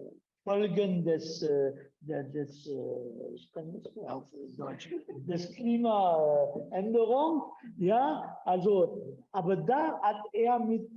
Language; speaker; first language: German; non-native, fluent; French